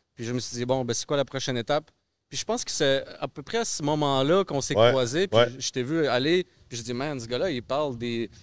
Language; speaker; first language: French; early bilingual, other home language; Russian